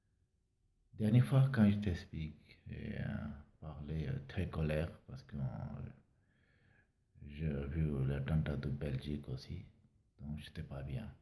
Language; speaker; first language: French; non-native, learner; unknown